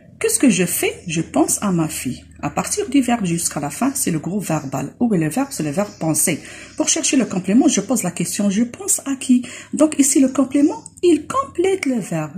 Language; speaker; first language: French; non-native, local second language; Arabic